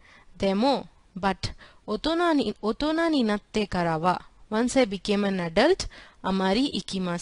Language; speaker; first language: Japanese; non-native, fluent; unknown